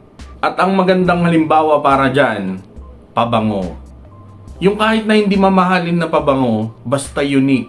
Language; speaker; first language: Filipino; native; Filipino